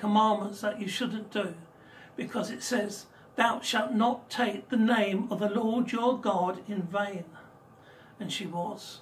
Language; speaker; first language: English; native; English